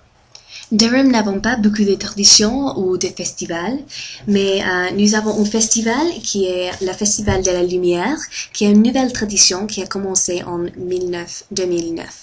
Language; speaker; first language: French; non-native, fluent; English